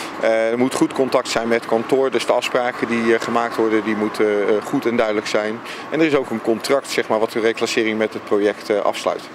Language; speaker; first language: Dutch; native; Dutch